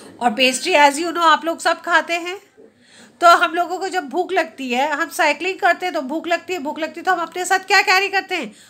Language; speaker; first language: Hindi; native; Hindi